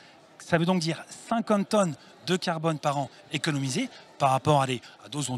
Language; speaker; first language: French; native; French